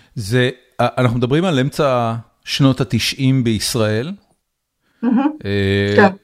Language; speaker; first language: Hebrew; native; Hebrew